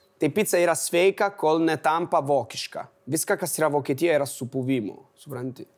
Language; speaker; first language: Lithuanian; non-native, fluent; Italian